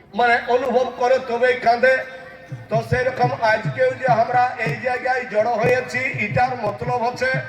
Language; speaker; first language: Bangla; native; Bangla